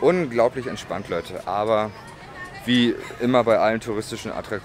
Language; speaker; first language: German; native; German